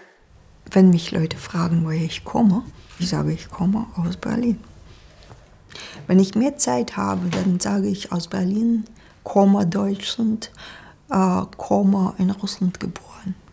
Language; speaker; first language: German; non-native, fluent; Russian